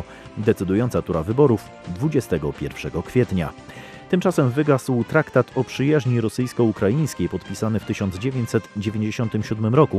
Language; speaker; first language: Polish; native; Polish